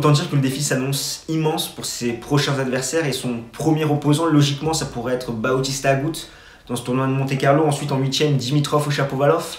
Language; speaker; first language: French; native; French